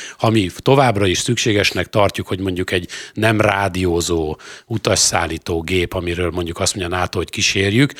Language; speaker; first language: Hungarian; native; Hungarian